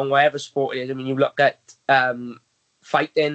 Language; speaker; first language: English; native; English